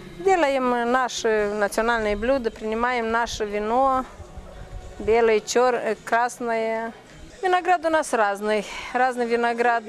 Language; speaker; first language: Russian; non-native, local second language; Romanian